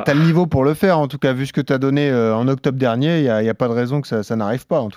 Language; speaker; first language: French; native; French